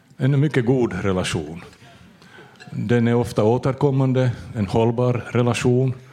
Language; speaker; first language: Swedish; native; Swedish